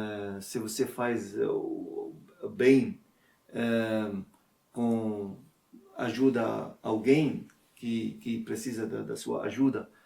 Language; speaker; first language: Portuguese; non-native, learner; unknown